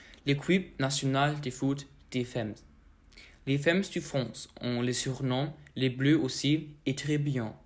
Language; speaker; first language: French; non-native, learner; German